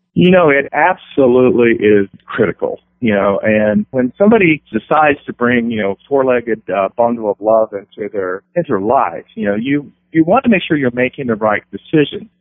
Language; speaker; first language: English; native; English